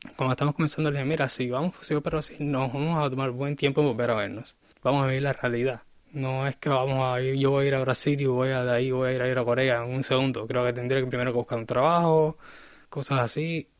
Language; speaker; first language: Spanish; native; Spanish